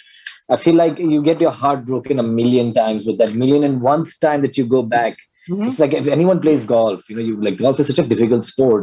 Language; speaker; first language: English; native; English